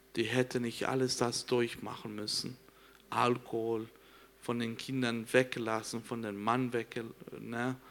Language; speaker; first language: German; non-native, learner; Portuguese